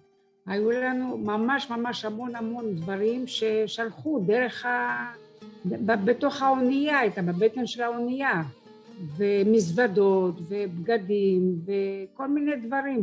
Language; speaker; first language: Hebrew; early bilingual, other home language; French